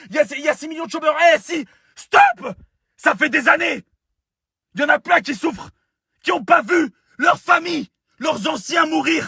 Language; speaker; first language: French; native; French